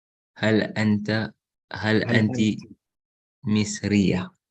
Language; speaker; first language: Arabic; non-native, learner; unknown